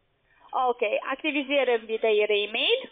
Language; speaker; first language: German; non-native, learner; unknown